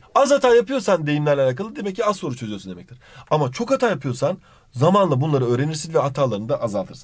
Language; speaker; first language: Turkish; native; Turkish